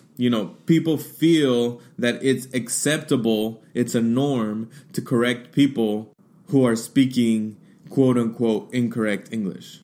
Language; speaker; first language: English; early bilingual, other home language; Spanish